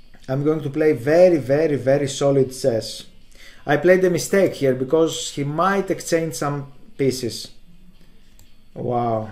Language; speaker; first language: English; non-native, fluent; Greek